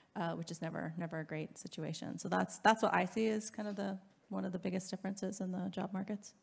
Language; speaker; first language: English; native; English